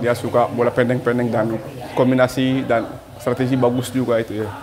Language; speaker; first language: Indonesian; non-native, learner; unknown